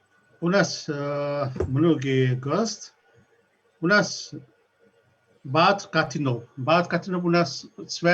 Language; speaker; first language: Russian; non-native, learner; Nepali